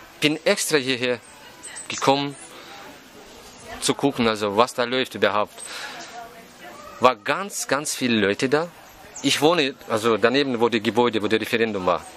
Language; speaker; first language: German; non-native, fluent; Russian